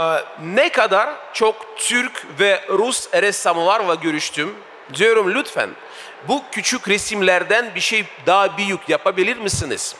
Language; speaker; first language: Turkish; non-native, fluent; Russian